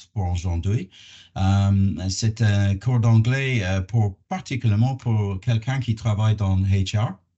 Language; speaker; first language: French; non-native, learner; English